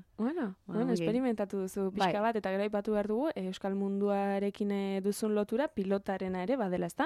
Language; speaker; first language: Basque; native; Basque